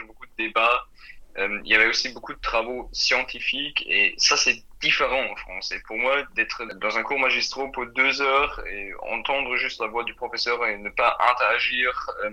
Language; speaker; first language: French; non-native, fluent; German